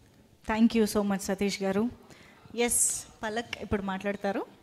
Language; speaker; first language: Telugu; native; Telugu